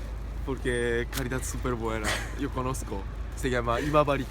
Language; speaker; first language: Spanish; non-native, learner; Japanese